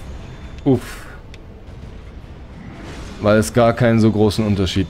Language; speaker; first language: German; native; German